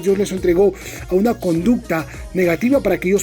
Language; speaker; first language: Spanish; native; Spanish